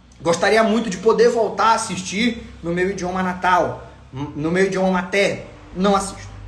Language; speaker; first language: Portuguese; native; Portuguese